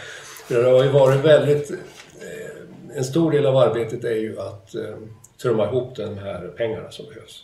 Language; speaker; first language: Swedish; native; Swedish